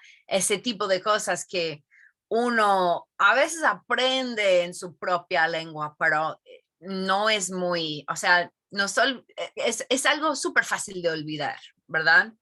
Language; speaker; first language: Spanish; non-native, fluent; English